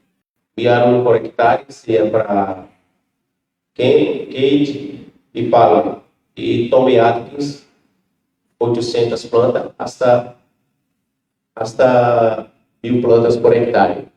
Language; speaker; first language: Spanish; non-native, learner; Portuguese